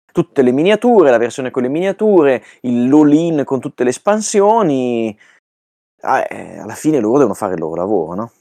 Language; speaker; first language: Italian; native; Italian